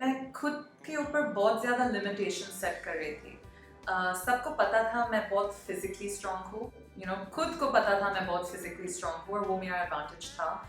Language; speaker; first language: Hindi; non-native, local second language; English